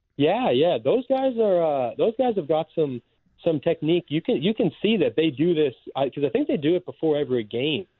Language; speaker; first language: English; native; English